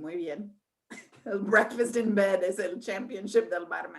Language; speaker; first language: Spanish; early bilingual, heritage; English